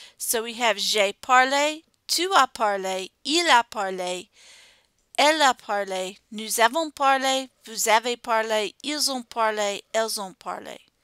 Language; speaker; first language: French; non-native, fluent; English